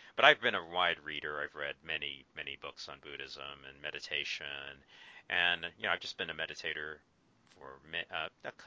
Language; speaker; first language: English; native; English